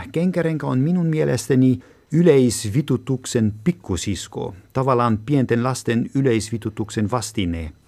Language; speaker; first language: Finnish; non-native, fluent; German